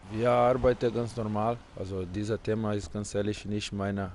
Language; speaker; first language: German; non-native, fluent; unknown